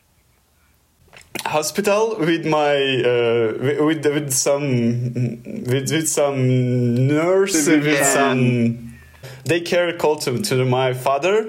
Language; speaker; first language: English; non-native, learner; Russian